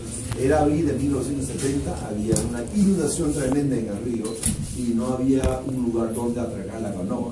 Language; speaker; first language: Spanish; non-native, local second language; Shipibo-Conibo